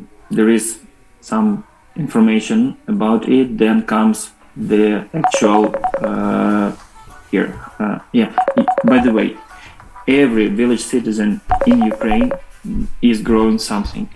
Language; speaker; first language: English; non-native, fluent; Ukrainian